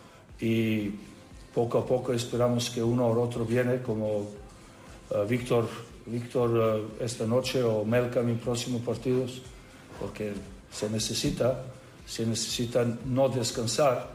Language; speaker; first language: Spanish; non-native, learner; Serbian